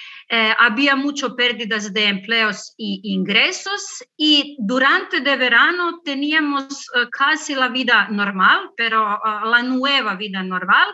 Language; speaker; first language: Spanish; non-native, learner; Croatian